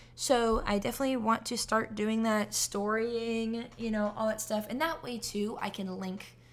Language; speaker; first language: English; native; English